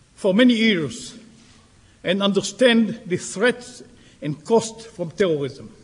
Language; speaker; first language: English; non-native, fluent; Hebrew